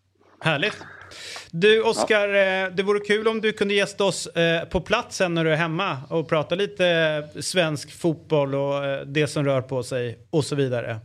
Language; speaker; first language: Swedish; native; Swedish